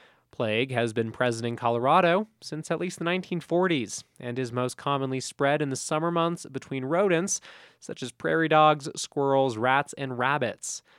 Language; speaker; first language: English; native; English